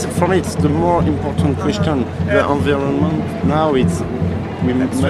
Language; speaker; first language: English; non-native, learner; French